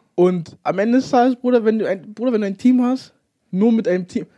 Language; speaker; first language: German; native; German